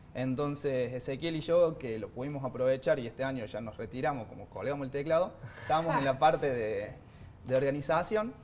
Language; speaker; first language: Spanish; native; Spanish